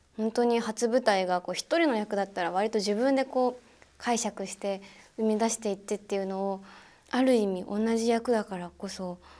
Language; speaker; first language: Japanese; native; Japanese